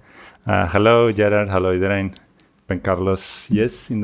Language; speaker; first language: Dutch; non-native, fluent; Spanish